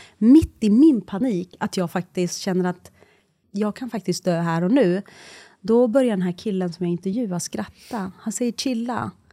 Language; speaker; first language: Swedish; early bilingual, other home language; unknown